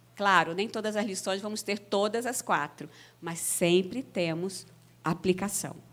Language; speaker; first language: Portuguese; native; Portuguese